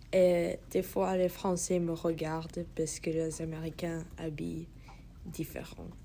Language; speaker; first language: French; early bilingual, heritage; French